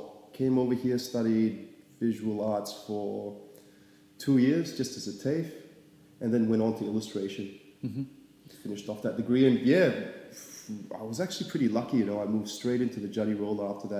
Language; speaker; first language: English; native; English